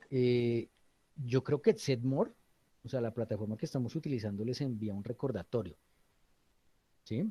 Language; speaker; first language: Spanish; native; Spanish